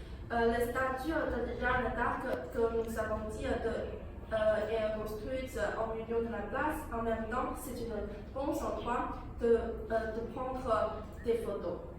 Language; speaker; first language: French; non-native, learner; Chinese